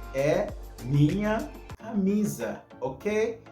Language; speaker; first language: Portuguese; non-native, fluent; English